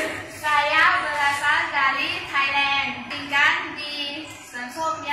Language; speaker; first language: Indonesian; non-native, learner; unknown